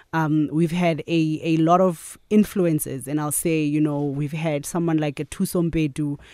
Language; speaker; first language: English; non-native, local second language; Zulu